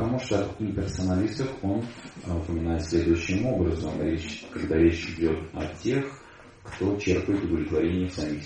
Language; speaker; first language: Russian; native; Russian